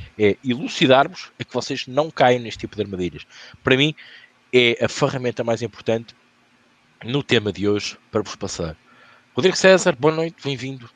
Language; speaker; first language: Portuguese; native; Portuguese